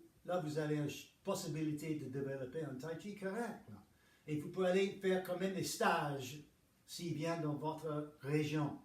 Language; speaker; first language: French; non-native, fluent; English